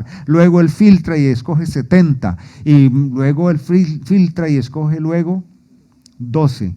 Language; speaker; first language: Spanish; native; Spanish